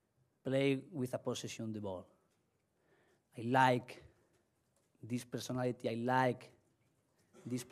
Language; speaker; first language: English; non-native, learner; Spanish